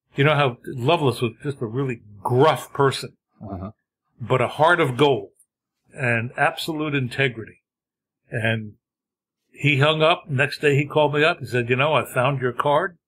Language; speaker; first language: English; native; English